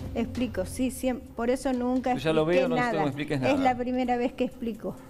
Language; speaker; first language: Spanish; native; Spanish